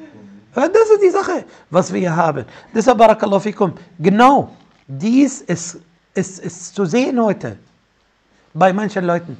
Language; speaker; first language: German; non-native, fluent; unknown